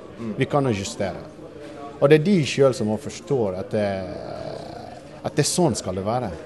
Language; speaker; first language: Norwegian; non-native, fluent; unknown